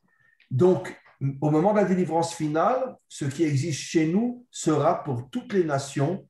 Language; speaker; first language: French; native; French